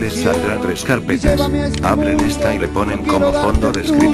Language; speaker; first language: Spanish; native; Spanish